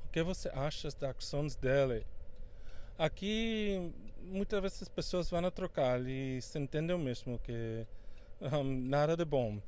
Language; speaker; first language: Portuguese; non-native, fluent; Spanish